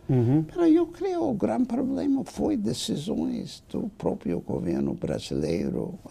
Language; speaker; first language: Portuguese; non-native, fluent; English